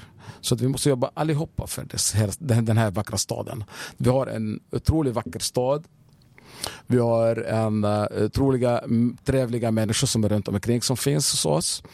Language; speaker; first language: Swedish; non-native, fluent; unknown